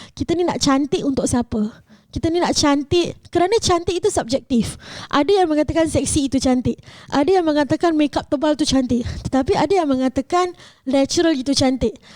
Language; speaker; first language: Malay; native; Malay